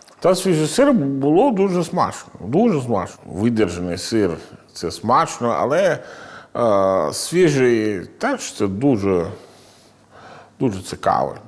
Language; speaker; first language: Ukrainian; non-native, learner; Italian